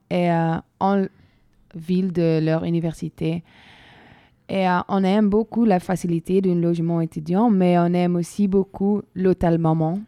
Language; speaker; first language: French; non-native, local second language; Dutch